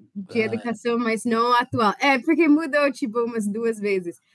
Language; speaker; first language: Portuguese; non-native, fluent; English